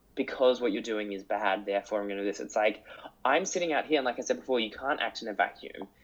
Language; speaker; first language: English; native; English